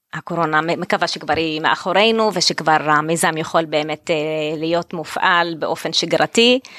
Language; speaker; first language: Hebrew; non-native, local second language; Arabic